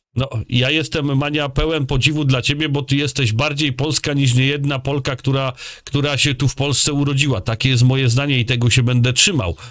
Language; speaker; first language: Polish; native; Polish